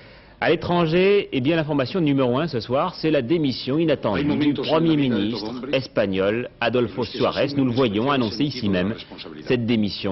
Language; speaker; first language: French; native; French